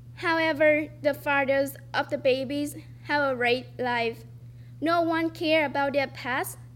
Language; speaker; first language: English; non-native, fluent; Vietnamese